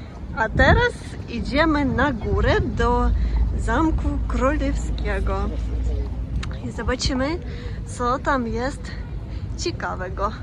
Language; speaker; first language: Polish; non-native, learner; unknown